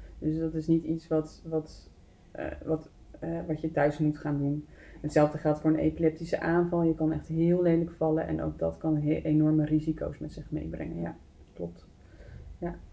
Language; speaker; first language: Dutch; native; Dutch